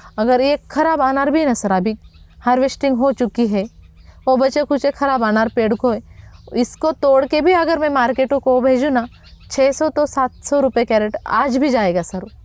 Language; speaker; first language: Hindi; non-native, local second language; Marathi